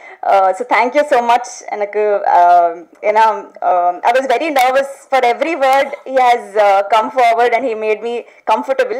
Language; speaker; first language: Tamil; non-native, learner; Telugu